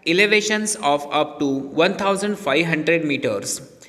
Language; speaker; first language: English; non-native, local second language; Marathi